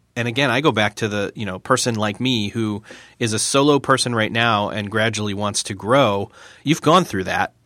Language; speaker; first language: English; native; English